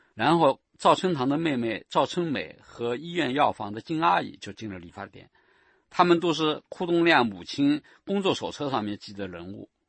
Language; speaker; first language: Chinese; native; Chinese